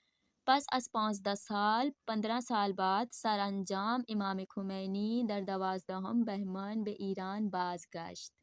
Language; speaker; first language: Persian; non-native, fluent; Urdu